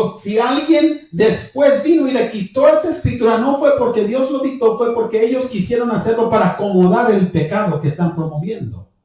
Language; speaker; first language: Spanish; early bilingual, heritage; Spanish